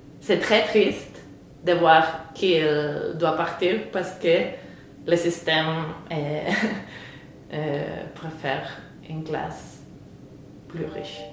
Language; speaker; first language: French; non-native, fluent; Spanish